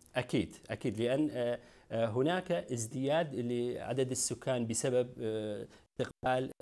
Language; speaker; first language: Arabic; non-native, local second language; Kurdish